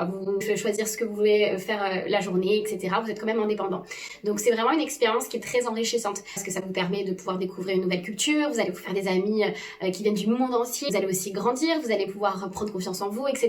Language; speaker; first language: French; native; French